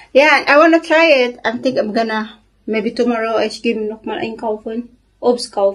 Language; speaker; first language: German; non-native, learner; Filipino